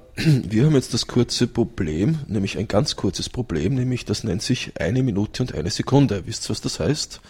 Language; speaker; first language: German; native; German